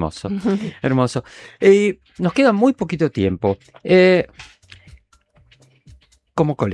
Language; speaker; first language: Spanish; native; Spanish